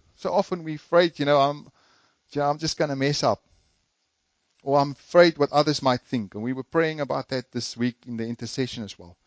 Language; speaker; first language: English; non-native, local second language; Afrikaans